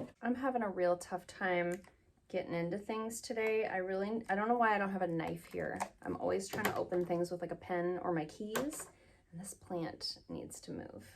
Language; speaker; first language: English; native; English